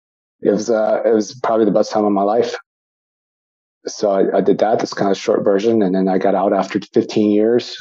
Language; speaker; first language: English; native; English